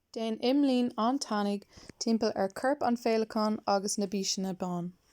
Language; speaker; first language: Irish; non-native, local second language; English